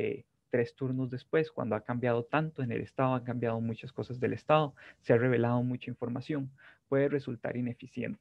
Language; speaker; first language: Spanish; native; Spanish